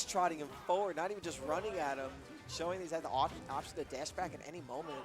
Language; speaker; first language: English; native; English